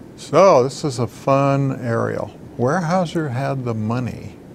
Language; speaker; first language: English; native; English